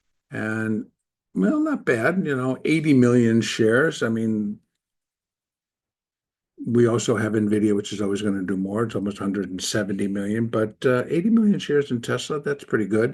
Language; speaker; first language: English; native; English